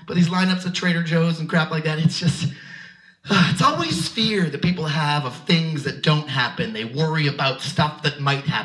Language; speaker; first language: English; native; English